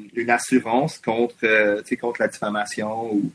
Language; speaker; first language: French; non-native, fluent; English